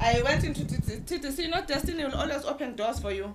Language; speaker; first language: English; non-native, local second language; Xhosa